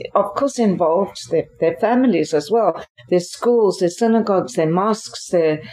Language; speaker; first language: English; native; English